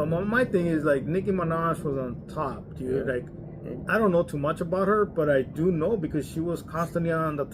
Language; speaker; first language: English; native; English